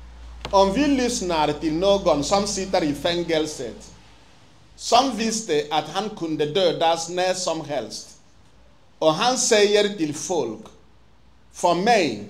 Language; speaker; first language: Swedish; non-native, fluent; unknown